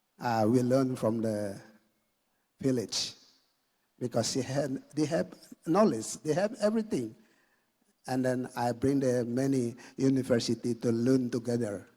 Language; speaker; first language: English; non-native, learner; Indonesian